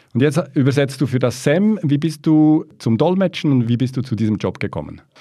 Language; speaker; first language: German; native; German